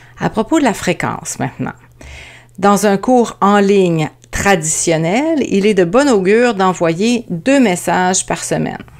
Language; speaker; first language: French; native; French